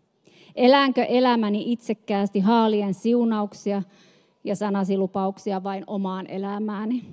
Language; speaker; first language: Finnish; native; Finnish